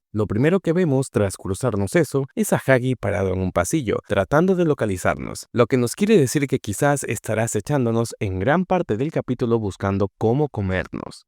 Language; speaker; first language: Spanish; native; Spanish